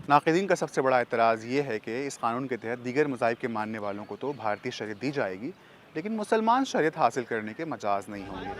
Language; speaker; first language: Urdu; native; Urdu